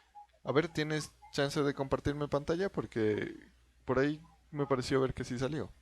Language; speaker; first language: Spanish; native; Spanish